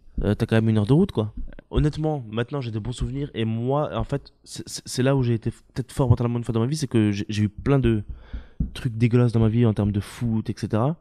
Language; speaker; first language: French; early bilingual, other home language; Arabic